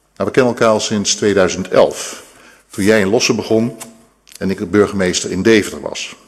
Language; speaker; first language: Dutch; native; Dutch